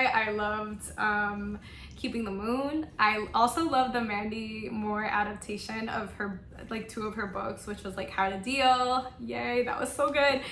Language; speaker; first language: English; non-native, local second language; Spanish